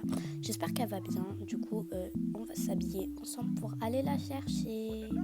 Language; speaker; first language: French; native; French